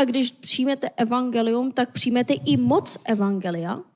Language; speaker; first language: Czech; non-native, fluent; Korean